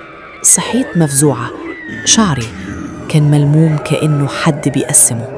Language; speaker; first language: Arabic; native; Arabic